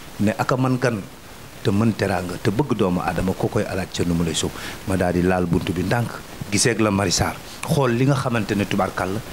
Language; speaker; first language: Wolof; native; Wolof